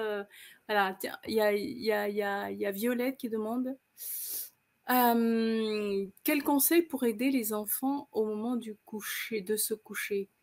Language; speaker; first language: French; native; French